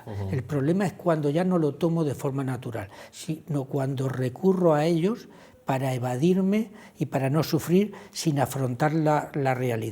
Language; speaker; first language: Spanish; native; Spanish